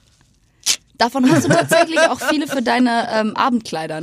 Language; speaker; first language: German; native; German